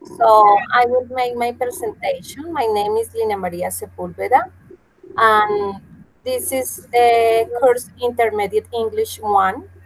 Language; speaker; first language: English; non-native, fluent; Spanish